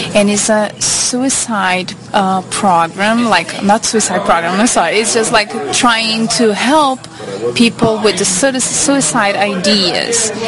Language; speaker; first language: English; non-native, fluent; Portuguese